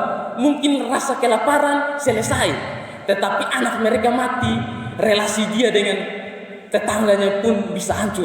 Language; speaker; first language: Indonesian; non-native, local second language; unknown